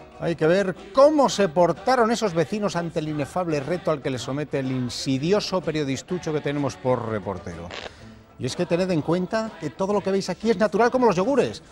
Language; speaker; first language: Spanish; native; Spanish